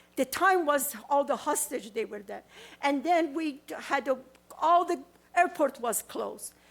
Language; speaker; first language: English; non-native, learner; Persian